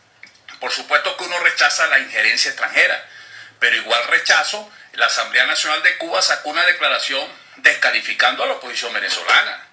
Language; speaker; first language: Spanish; native; Spanish